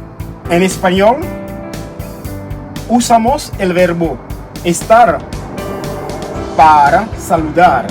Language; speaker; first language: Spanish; non-native, fluent; Haitian Creole